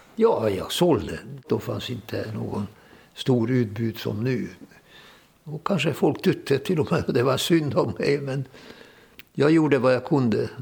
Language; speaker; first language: Swedish; non-native, fluent; Hungarian